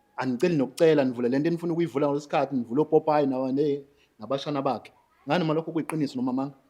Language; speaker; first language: Zulu; native; Zulu